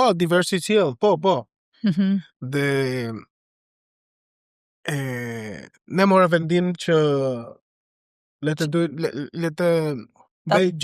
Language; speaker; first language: Albanian; non-native, learner; Spanish